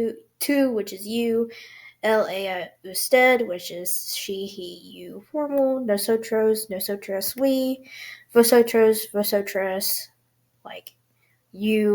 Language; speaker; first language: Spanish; non-native, learner; English